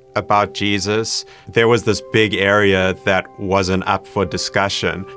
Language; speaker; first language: English; native; English